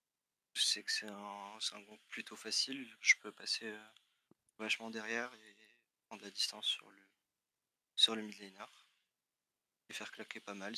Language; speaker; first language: French; native; French